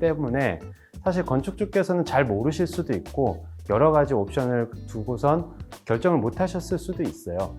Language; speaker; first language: Korean; native; Korean